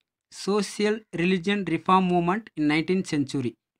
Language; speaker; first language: English; non-native, local second language; Tamil